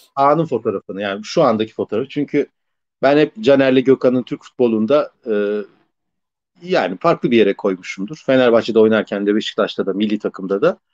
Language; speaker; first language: Turkish; native; Turkish